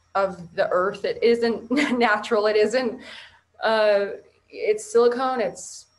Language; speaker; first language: English; native; English